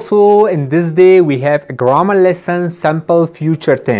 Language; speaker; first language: English; non-native, learner; Persian